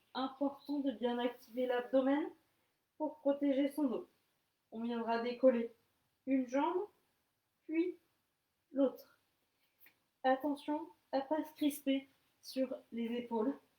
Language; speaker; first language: French; native; French